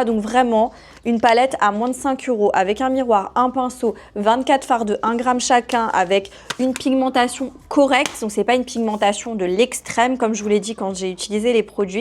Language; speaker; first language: French; native; French